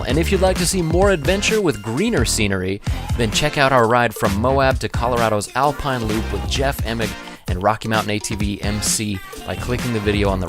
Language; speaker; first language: English; native; English